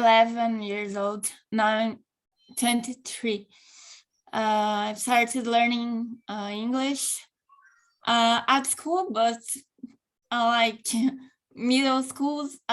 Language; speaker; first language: English; non-native, local second language; Portuguese